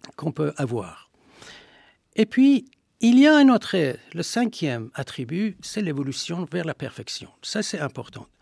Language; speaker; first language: French; non-native, fluent; Persian